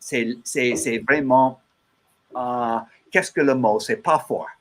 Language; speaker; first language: French; non-native, learner; English